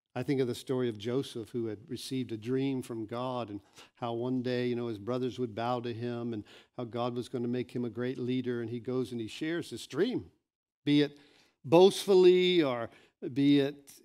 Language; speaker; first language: English; native; English